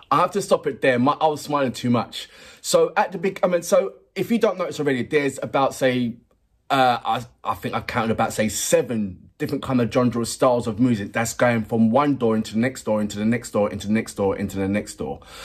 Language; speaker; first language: English; native; English